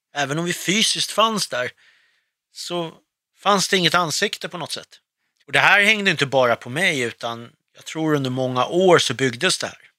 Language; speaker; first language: Swedish; early bilingual, other home language; Arabic